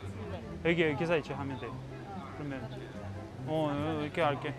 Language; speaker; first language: Korean; non-native, fluent; Russian